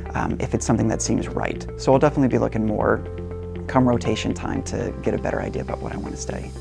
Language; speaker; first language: English; native; English